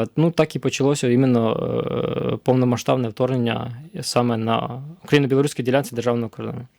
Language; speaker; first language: Ukrainian; native; Ukrainian